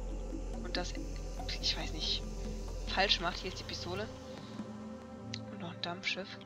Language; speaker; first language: German; native; German